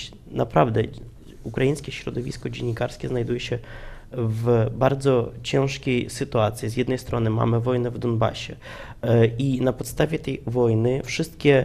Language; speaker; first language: Polish; non-native, fluent; Ukrainian